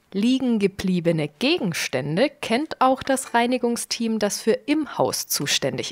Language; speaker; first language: German; native; German